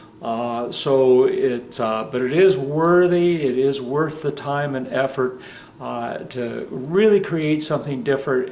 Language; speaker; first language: English; native; English